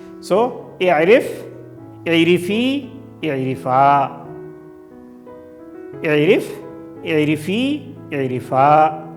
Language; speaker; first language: Arabic; non-native, fluent; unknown